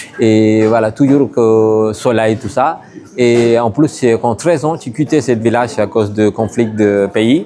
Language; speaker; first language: French; non-native, learner; Tamil